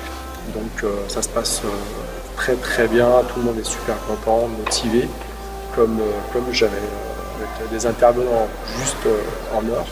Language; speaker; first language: French; native; French